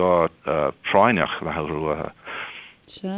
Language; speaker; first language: Irish; non-native, fluent; English